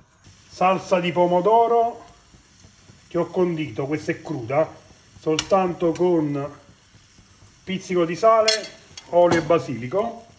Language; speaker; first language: Italian; native; Italian